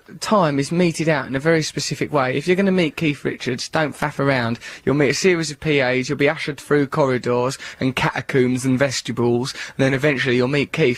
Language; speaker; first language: English; native; English